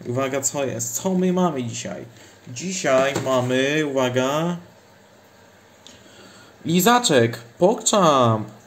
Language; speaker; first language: Polish; native; Polish